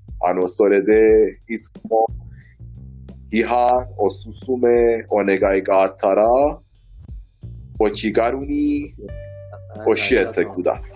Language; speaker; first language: Japanese; non-native, learner; Persian